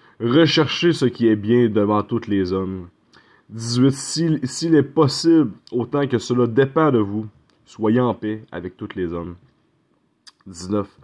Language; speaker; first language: French; native; French